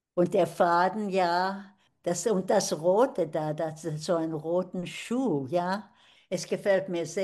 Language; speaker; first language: German; early bilingual, heritage; German